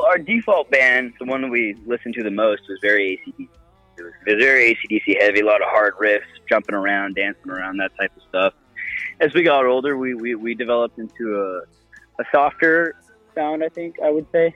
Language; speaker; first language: English; native; English